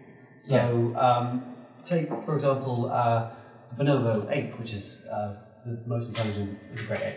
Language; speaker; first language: English; native; English